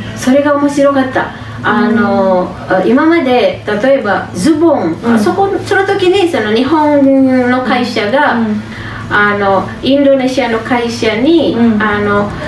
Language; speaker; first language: Japanese; non-native, fluent; Indonesian